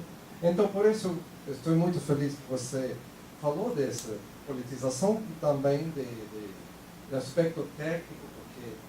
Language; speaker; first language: Portuguese; non-native, fluent; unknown